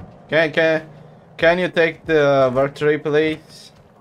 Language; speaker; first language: English; non-native, learner; Turkish